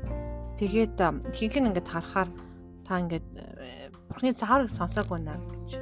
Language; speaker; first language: Mongolian; native; Mongolian